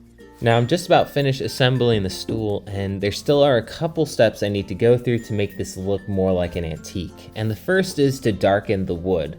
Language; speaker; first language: English; native; English